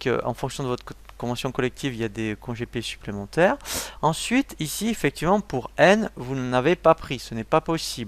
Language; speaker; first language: French; native; French